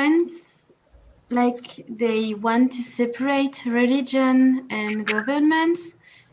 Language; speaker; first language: English; non-native, learner; French